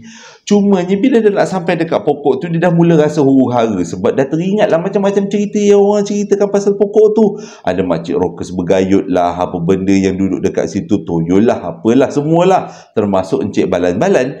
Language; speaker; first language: Malay; native; Malay